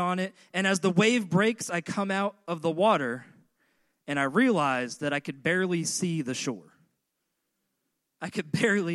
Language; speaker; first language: English; native; English